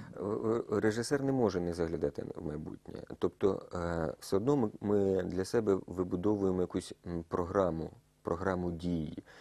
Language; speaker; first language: Ukrainian; native; Ukrainian